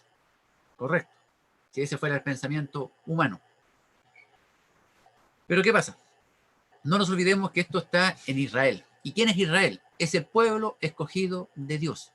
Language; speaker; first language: Spanish; native; Spanish